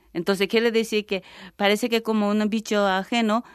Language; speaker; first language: Spanish; non-native, fluent; Japanese